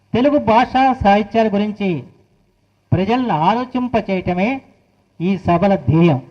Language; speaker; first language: Telugu; native; Telugu